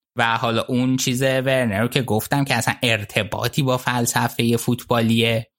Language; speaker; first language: Persian; native; Persian